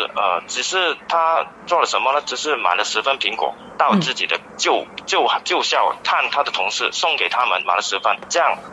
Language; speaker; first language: Chinese; non-native, fluent; Cantonese